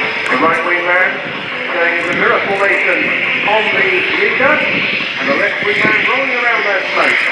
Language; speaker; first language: English; native; English